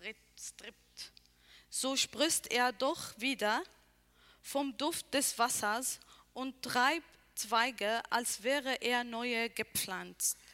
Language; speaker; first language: German; non-native, learner; Arabic